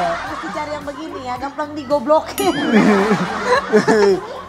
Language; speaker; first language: Indonesian; native; Indonesian